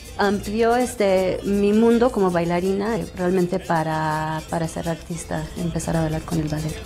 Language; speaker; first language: Spanish; early bilingual, heritage; Spanish